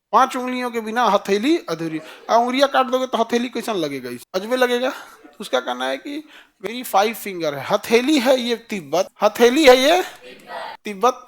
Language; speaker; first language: Hindi; native; Hindi